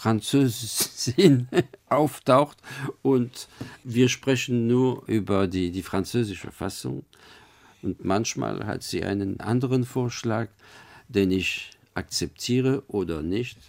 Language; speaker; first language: German; non-native, fluent; French